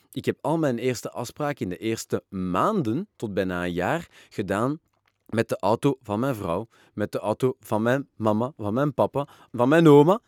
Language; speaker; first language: Dutch; non-native, local second language; French